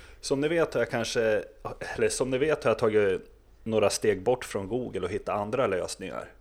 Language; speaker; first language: Swedish; native; Swedish